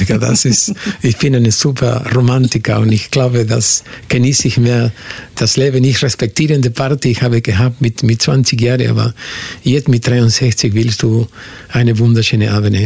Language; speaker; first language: German; non-native, fluent; Spanish